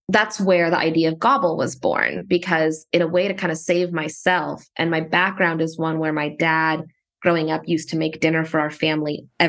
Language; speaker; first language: English; native; English